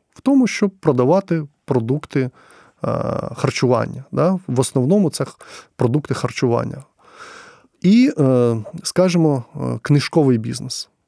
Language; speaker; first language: Ukrainian; non-native, local second language; Russian